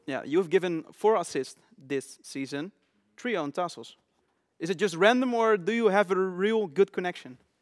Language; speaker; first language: English; non-native, fluent; Dutch